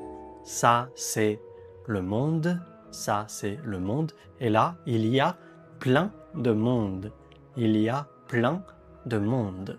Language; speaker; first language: French; native; French